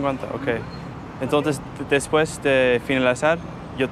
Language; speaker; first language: Spanish; non-native, learner; English